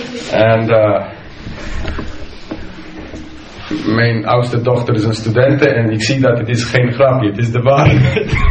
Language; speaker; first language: Dutch; non-native, fluent; English